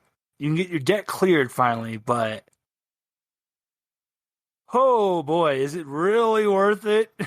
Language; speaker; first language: English; native; English